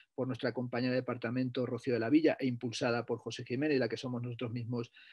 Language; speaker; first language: Spanish; native; Spanish